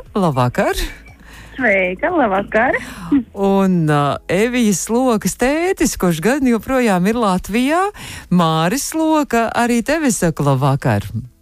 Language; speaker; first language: Latvian; native; Latvian